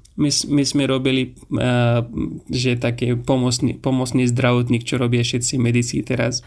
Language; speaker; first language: Slovak; non-native, fluent; Persian